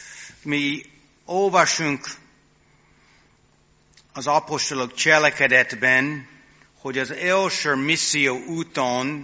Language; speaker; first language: Hungarian; non-native, fluent; English